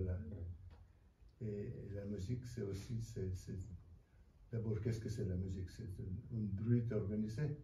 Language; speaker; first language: French; non-native, fluent; Russian